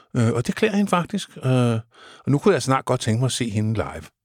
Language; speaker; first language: Danish; native; Danish